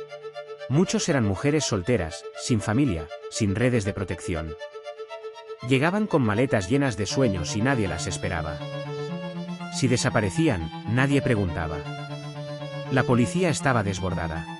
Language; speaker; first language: Spanish; native; Spanish